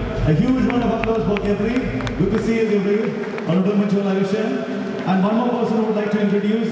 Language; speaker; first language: English; non-native, local second language; Malayalam